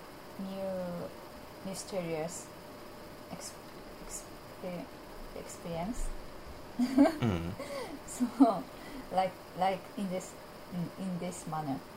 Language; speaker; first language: English; non-native, learner; Japanese